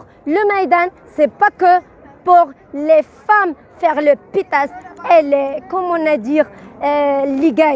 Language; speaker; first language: French; non-native, learner; Arabic